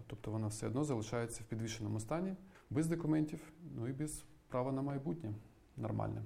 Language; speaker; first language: Ukrainian; native; Ukrainian